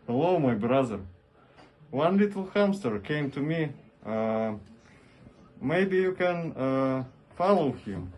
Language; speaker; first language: English; non-native, learner; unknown